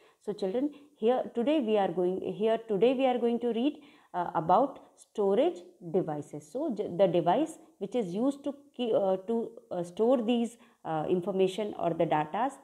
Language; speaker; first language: English; non-native, local second language; Hindi